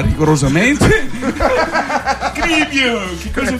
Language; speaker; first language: Italian; native; Italian